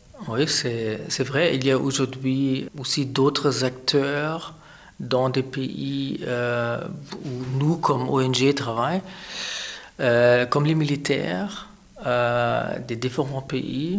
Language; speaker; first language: French; non-native, fluent; German